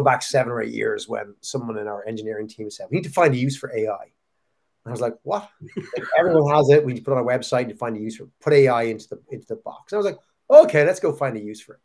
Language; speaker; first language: English; native; English